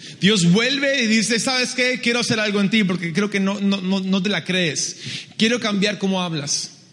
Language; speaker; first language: Spanish; early bilingual, other home language; English